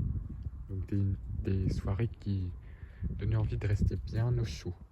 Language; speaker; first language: French; native; French